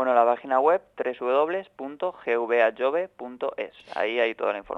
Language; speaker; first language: Spanish; native; Spanish